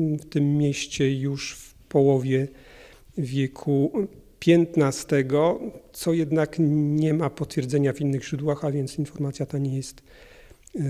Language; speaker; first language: Polish; native; Polish